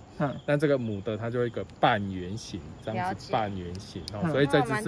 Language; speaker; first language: Chinese; native; Chinese